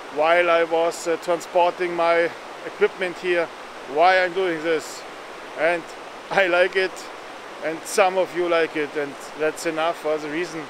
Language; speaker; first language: English; non-native, fluent; German